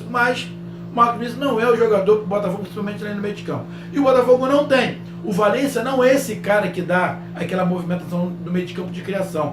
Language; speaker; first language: Portuguese; native; Portuguese